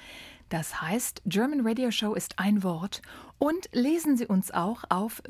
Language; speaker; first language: German; native; German